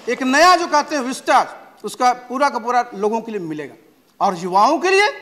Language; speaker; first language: Hindi; native; Hindi